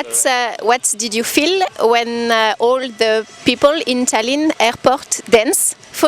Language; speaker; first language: English; non-native, fluent; Estonian